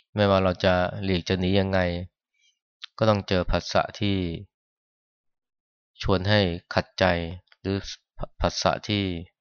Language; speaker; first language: Thai; native; Thai